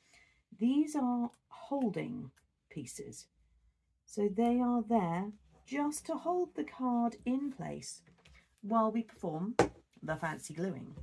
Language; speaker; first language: English; native; English